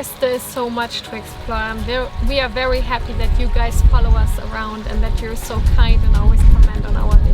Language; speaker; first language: English; non-native, fluent; German